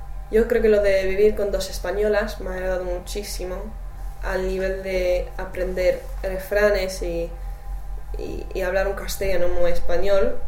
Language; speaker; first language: Spanish; non-native, fluent; English